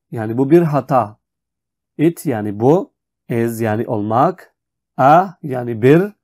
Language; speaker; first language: Turkish; non-native, fluent; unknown